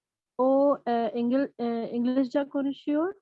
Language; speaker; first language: Turkish; non-native, learner; Urdu